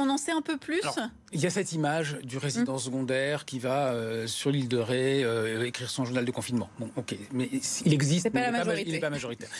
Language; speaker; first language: French; native; French